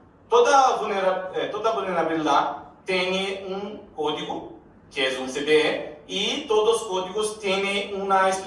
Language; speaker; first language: Spanish; non-native, learner; Portuguese